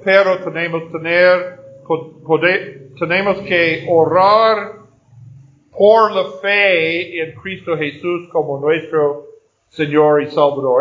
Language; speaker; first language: Spanish; non-native, fluent; Portuguese